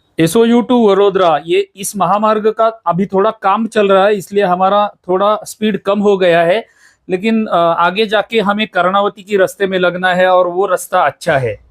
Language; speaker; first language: Hindi; non-native, local second language; Marathi